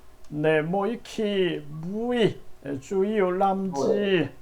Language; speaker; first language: Vietnamese; non-native, learner; Korean